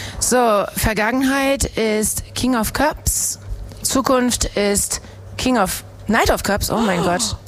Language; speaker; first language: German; non-native, fluent; French